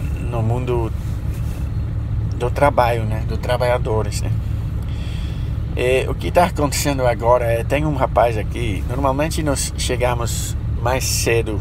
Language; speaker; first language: Portuguese; non-native, fluent; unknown